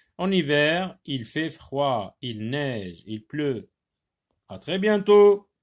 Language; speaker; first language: French; non-native, local second language; Arabic